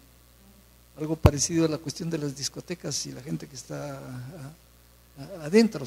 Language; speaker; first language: Spanish; native; Spanish